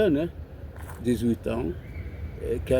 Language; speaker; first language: French; non-native, learner; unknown